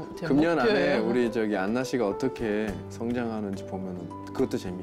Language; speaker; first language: Korean; native; Korean